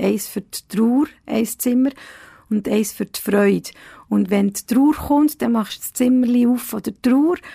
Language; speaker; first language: German; early bilingual, other home language; Italian